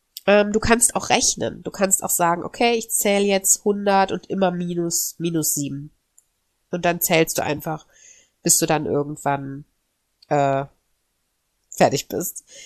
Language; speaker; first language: German; native; German